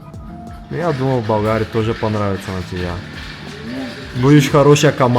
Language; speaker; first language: Russian; non-native, learner; Bulgarian